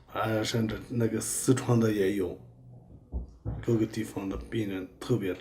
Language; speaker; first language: Chinese; non-native, local second language; Tibetan